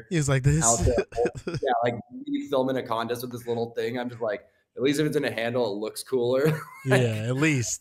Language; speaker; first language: English; native; English